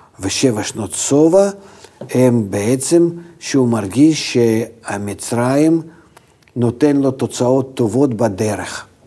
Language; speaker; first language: Hebrew; non-native, fluent; Russian